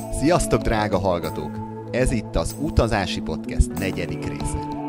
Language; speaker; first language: Hungarian; native; Hungarian